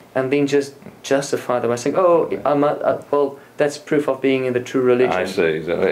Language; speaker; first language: English; non-native, local second language; Afrikaans